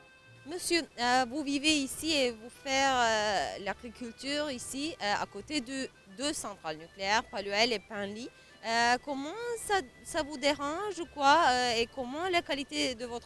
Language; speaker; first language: French; non-native, learner; Turkish